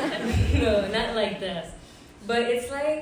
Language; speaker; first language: English; non-native, fluent; Haitian Creole